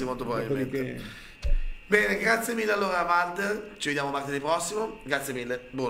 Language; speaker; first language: Italian; native; Italian